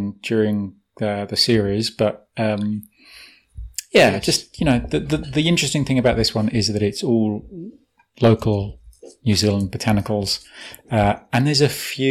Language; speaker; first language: English; native; English